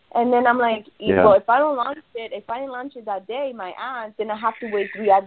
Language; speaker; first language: English; early bilingual, other home language; Spanish